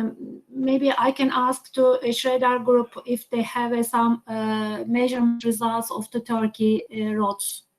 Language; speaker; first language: English; non-native, learner; Turkish